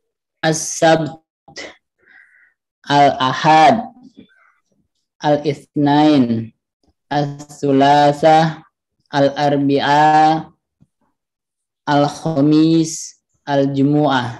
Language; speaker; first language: Arabic; non-native, learner; Indonesian